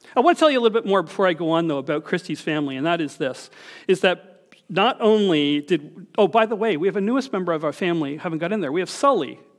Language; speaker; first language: English; native; English